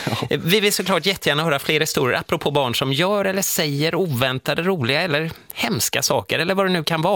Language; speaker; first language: Swedish; native; Swedish